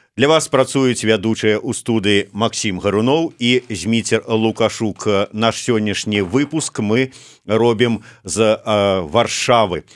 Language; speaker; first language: Belarusian; native; Belarusian